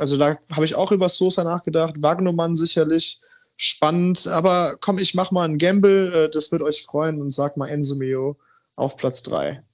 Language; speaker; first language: German; native; German